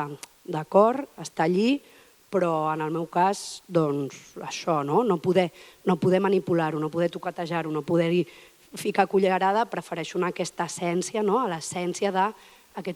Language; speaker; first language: Catalan; native; Catalan